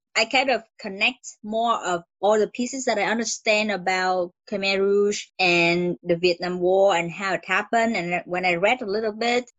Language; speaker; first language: English; non-native, fluent; Vietnamese